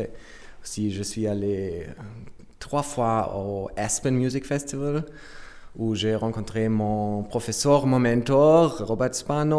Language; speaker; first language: French; non-native, fluent; German